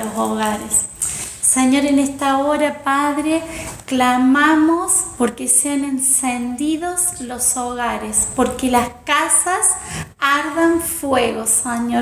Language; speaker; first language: Spanish; native; Spanish